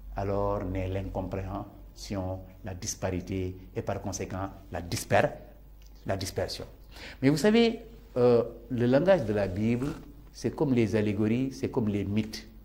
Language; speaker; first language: French; non-native, local second language; Serer